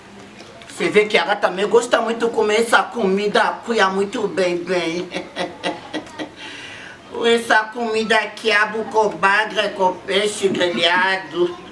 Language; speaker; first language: Portuguese; non-native, learner; Lingala